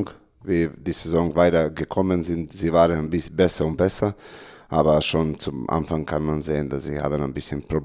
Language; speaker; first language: German; non-native, learner; Serbian